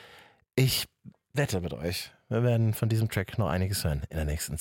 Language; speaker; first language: German; native; German